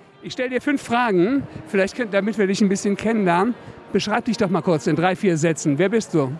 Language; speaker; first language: German; native; German